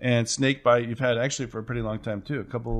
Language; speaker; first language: English; native; English